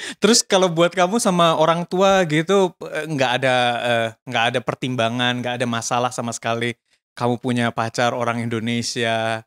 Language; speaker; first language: Indonesian; native; Indonesian